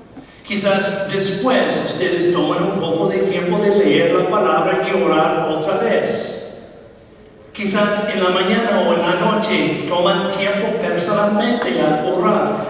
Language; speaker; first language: Spanish; non-native, fluent; English